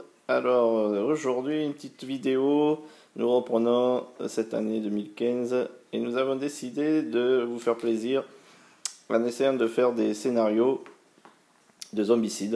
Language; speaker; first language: French; native; French